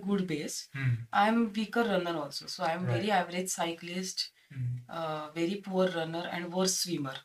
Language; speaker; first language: English; non-native, local second language; Marathi